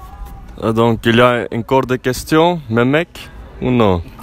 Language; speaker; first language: French; non-native, learner; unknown